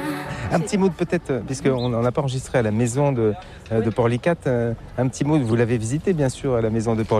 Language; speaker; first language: French; native; French